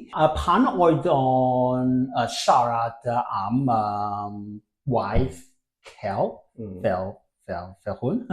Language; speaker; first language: Welsh; non-native, learner; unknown